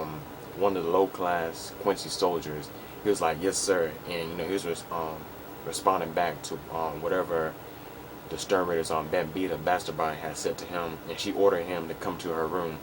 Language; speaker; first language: English; native; English